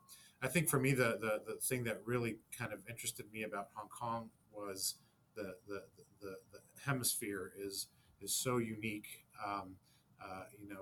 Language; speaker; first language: English; native; English